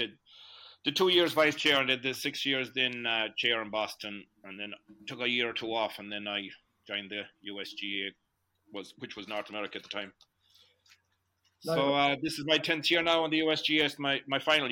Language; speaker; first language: English; native; English